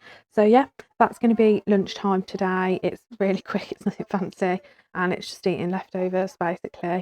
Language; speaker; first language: English; native; English